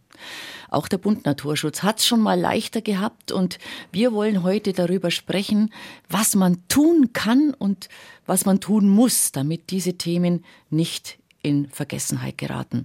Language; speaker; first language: German; native; German